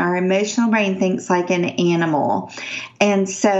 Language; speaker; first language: English; native; English